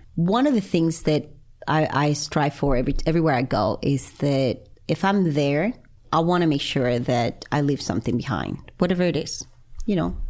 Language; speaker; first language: English; non-native, fluent; Spanish